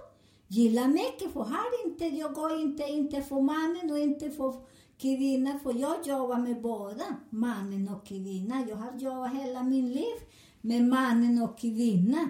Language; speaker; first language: Swedish; non-native, learner; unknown